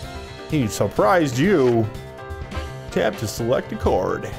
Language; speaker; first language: English; native; English